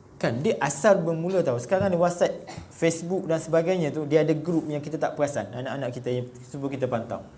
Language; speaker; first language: Malay; native; Malay